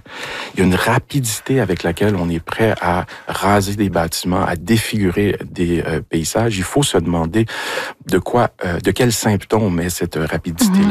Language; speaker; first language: French; native; French